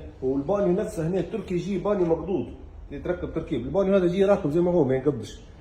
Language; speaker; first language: Arabic; native; Arabic